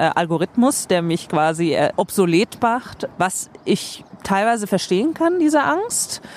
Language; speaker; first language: German; non-native, fluent; Swedish